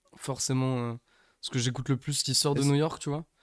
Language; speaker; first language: French; non-native, fluent; English